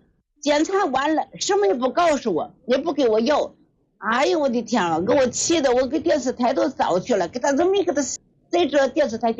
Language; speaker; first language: Chinese; native; Chinese